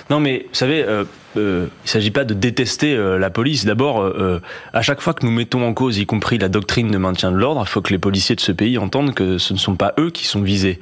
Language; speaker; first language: French; native; French